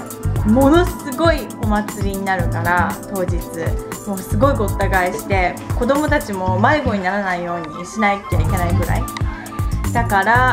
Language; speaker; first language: Japanese; native; Japanese